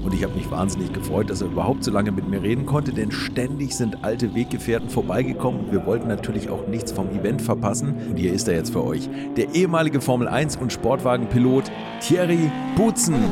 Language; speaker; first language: German; native; German